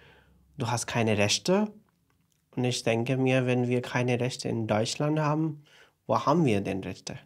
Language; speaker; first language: German; non-native, fluent; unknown